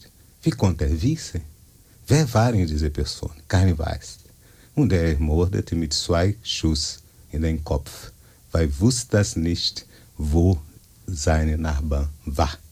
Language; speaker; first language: German; non-native, learner; Portuguese